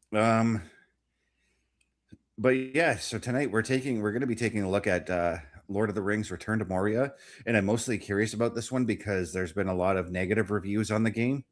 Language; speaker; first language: English; native; English